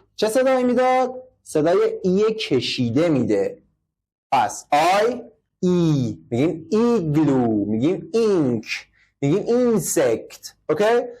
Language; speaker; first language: Persian; native; Persian